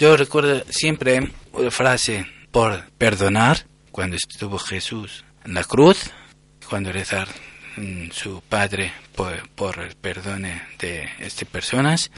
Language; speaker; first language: Spanish; non-native, learner; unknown